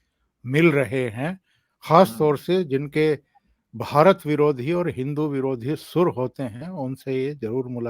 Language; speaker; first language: Hindi; native; Hindi